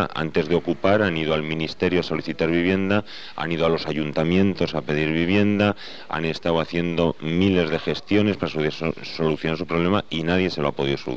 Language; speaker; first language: Spanish; native; Spanish